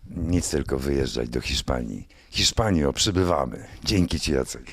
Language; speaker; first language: Polish; native; Polish